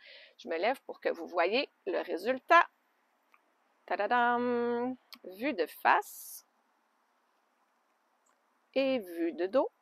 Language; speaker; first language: French; native; French